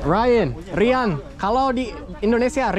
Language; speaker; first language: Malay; non-native, learner; English